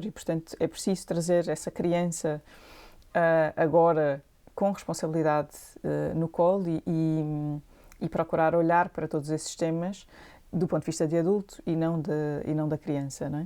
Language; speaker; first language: Portuguese; native; Portuguese